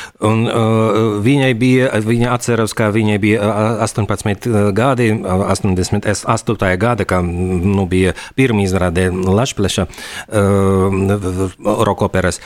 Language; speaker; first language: Latvian; non-native, local second language; Russian